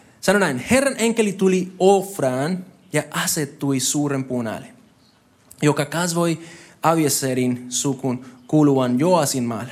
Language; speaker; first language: Finnish; non-native, fluent; Spanish